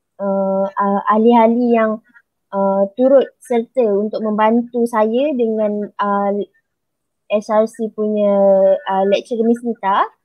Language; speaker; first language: Malay; native; Malay